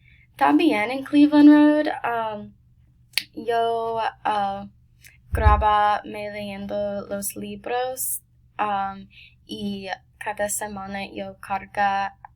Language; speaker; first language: Spanish; non-native, learner; English